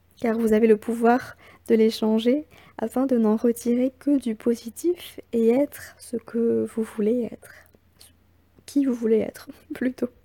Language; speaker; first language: French; native; French